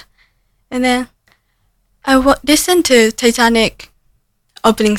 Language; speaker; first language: English; non-native, learner; Japanese